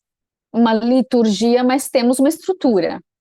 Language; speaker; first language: Portuguese; native; Portuguese